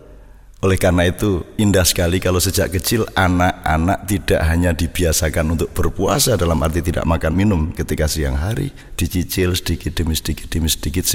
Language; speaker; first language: Indonesian; non-native, local second language; Javanese